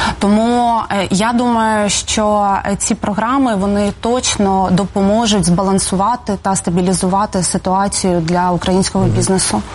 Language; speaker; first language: Ukrainian; native; Ukrainian